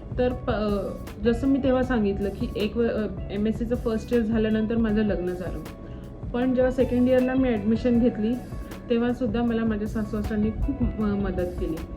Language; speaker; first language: Marathi; native; Marathi